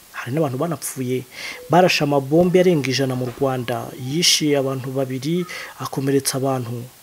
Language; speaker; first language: Kinyarwanda; native; Kinyarwanda